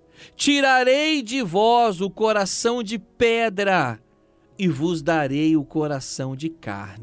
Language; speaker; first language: Portuguese; native; Portuguese